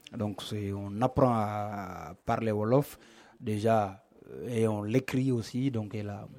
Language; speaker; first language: French; non-native, local second language; Wolof